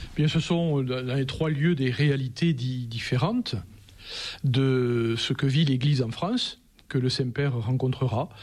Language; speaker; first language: French; native; French